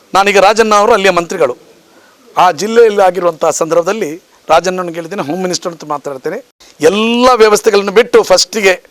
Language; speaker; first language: Kannada; native; Kannada